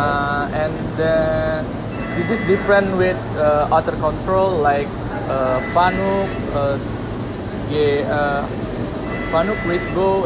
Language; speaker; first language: English; non-native, learner; Indonesian